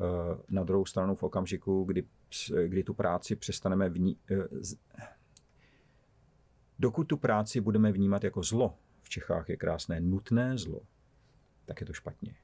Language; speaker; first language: Czech; native; Czech